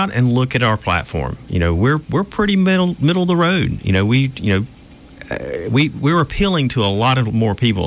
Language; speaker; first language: English; native; English